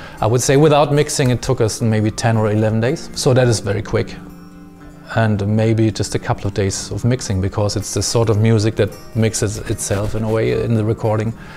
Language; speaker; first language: English; non-native, fluent; German